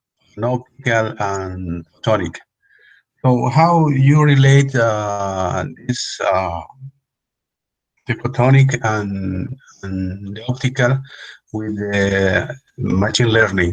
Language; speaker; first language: English; non-native, fluent; Spanish